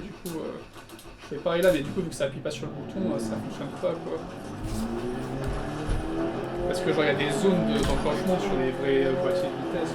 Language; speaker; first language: French; native; French